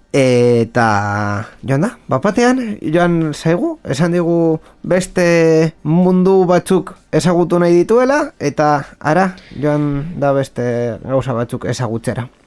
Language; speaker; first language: Basque; non-native, local second language; Spanish